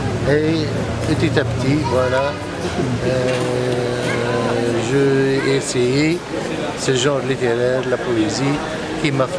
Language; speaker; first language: French; non-native, local second language; Arabic